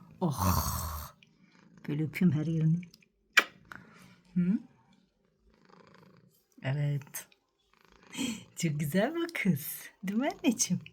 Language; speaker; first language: Turkish; early bilingual, heritage; Turkish